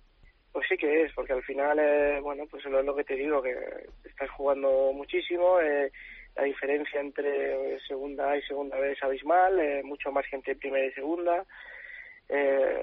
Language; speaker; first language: Spanish; native; Spanish